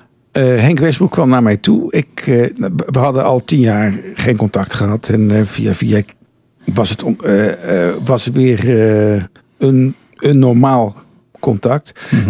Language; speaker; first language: Dutch; native; Dutch